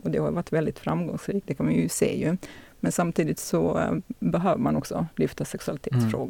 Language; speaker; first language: Swedish; native; Swedish